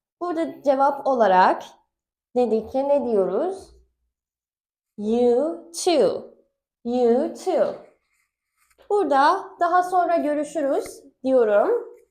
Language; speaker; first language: Turkish; non-native, fluent; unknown